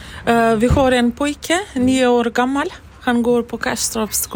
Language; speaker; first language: Swedish; non-native, fluent; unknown